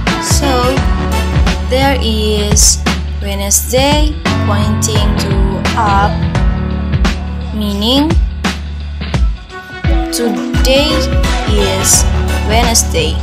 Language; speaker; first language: English; non-native, learner; Indonesian